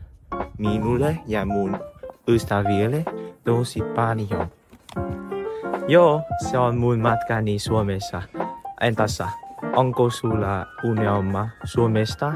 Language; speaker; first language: Finnish; non-native, learner; Vietnamese